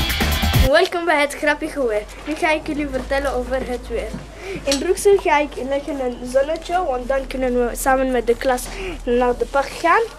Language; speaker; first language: Dutch; non-native, local second language; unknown